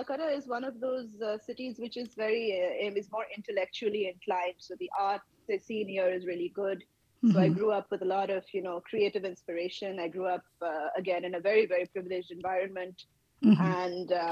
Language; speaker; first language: English; non-native, local second language; Bangla